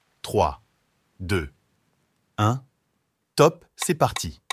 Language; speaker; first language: French; native; French